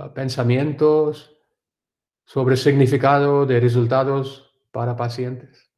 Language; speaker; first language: Spanish; non-native, learner; Urdu